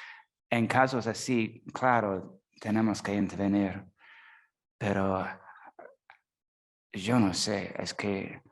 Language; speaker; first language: Spanish; non-native, fluent; English